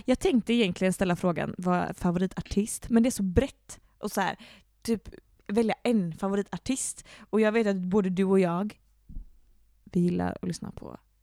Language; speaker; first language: Swedish; native; Swedish